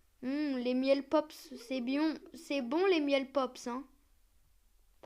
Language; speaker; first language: French; native; French